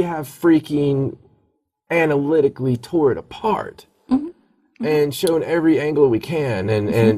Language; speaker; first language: English; native; English